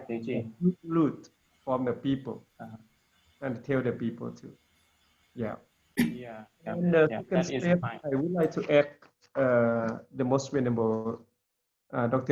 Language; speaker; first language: English; non-native, learner; Lao